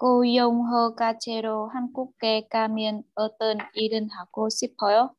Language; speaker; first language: Korean; non-native, learner; Vietnamese